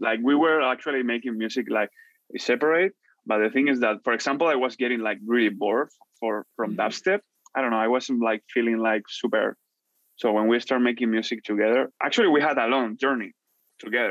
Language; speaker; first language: English; non-native, fluent; Spanish